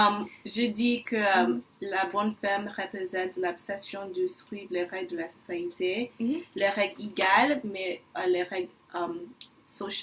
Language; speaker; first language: French; non-native, learner; English